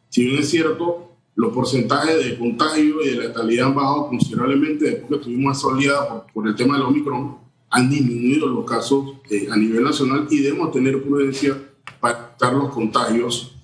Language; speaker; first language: Spanish; native; Spanish